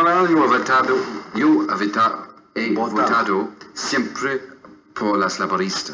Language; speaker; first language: Spanish; non-native, fluent; English